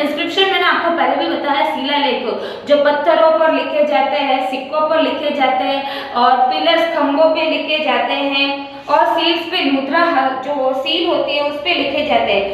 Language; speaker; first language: Hindi; native; Hindi